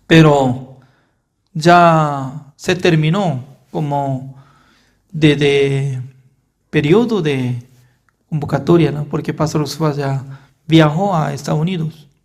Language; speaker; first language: Spanish; non-native, fluent; Korean